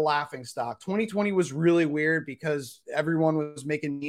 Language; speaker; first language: English; native; English